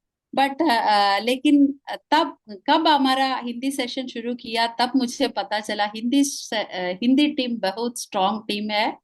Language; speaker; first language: Hindi; non-native, local second language; Malayalam